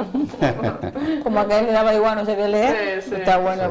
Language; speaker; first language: Spanish; native; Spanish